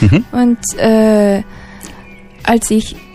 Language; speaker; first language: German; non-native, learner; Japanese